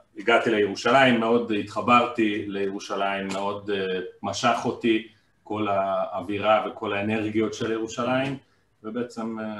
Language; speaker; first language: Hebrew; non-native, fluent; Hungarian